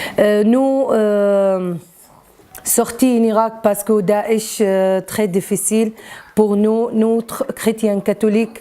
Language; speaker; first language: French; non-native, learner; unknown